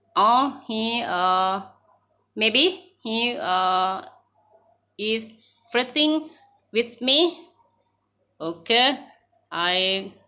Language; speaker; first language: English; non-native, learner; Thai